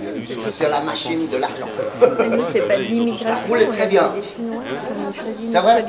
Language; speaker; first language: French; non-native, fluent; Chinese